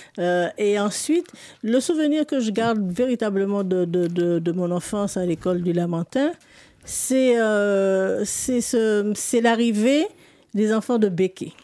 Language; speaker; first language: French; native; French